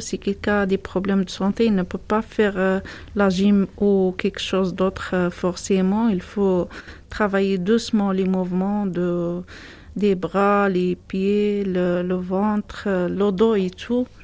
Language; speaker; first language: French; non-native, learner; Arabic